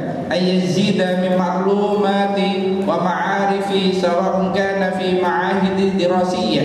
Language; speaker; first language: Arabic; non-native, fluent; Indonesian